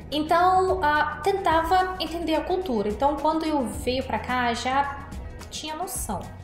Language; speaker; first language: Portuguese; non-native, fluent; Russian